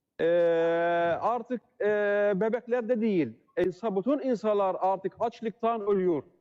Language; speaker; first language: Turkish; non-native, learner; Arabic